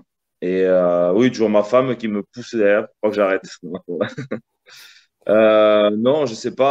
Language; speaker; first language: French; early bilingual, other home language; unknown